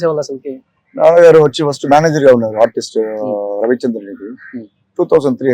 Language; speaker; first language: Telugu; non-native, local second language; Tamil